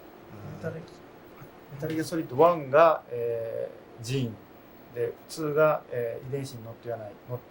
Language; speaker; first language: Japanese; native; Japanese